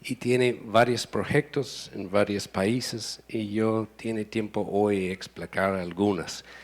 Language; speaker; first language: Spanish; non-native, learner; English